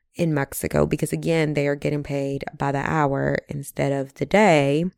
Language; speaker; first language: English; early bilingual, other home language; Spanish